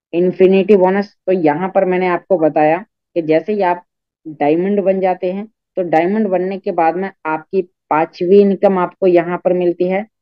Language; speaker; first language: Hindi; native; Hindi